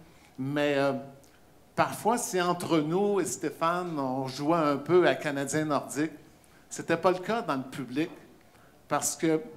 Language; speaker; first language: French; native; French